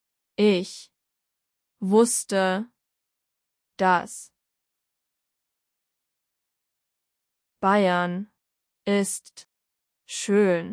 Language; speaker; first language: German; non-native, learner; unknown